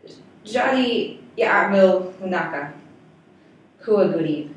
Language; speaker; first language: Arabic; non-native, learner; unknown